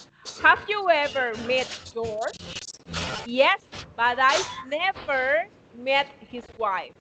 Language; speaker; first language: English; non-native, fluent; Spanish